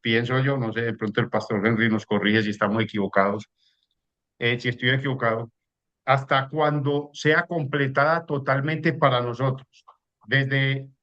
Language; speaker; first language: Spanish; native; Spanish